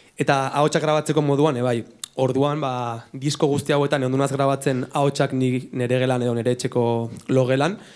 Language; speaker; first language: Basque; native; Basque